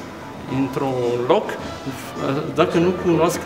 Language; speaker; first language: Romanian; non-native, fluent; Italian